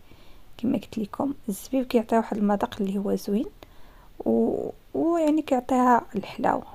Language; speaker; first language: Arabic; native; Arabic